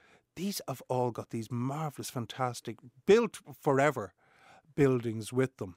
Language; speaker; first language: English; native; English